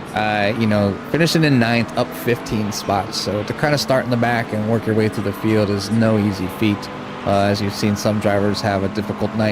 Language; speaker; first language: English; native; English